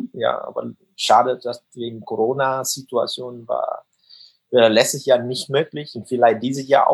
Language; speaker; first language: German; non-native, fluent; Vietnamese